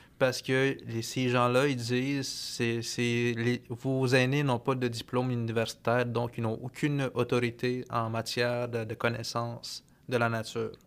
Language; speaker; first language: French; non-native, local second language; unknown